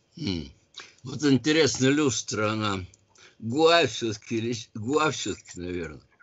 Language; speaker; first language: Russian; native; Russian